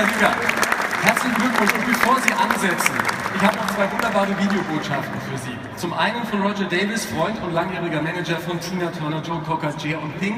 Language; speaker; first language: German; native; German